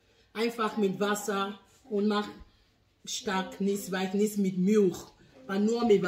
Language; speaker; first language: German; non-native, learner; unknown